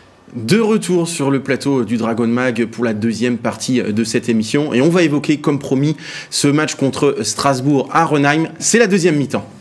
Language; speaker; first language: French; native; French